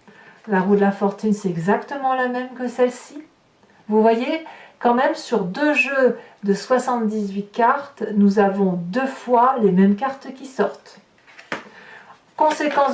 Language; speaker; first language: French; native; French